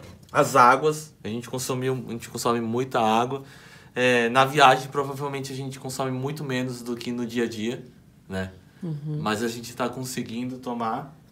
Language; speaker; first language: Portuguese; native; Portuguese